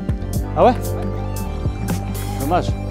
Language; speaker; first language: French; native; French